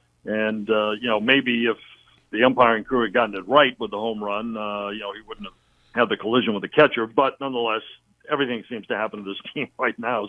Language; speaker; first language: English; native; English